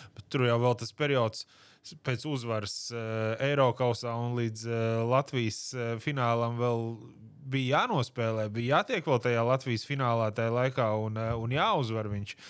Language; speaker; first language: Latvian; native; Latvian